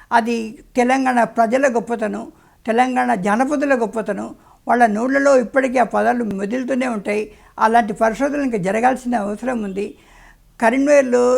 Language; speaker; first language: Telugu; native; Telugu